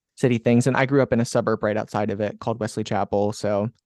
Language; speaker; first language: English; native; English